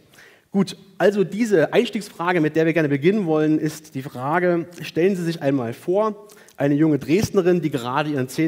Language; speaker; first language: German; native; German